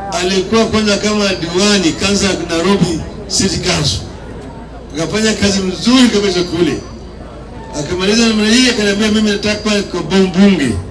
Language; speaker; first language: Swahili; non-native, local second language; Gusii